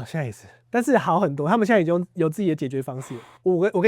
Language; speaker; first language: Chinese; native; Chinese